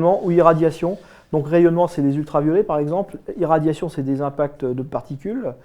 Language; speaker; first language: French; native; French